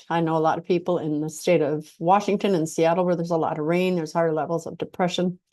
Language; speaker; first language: English; native; English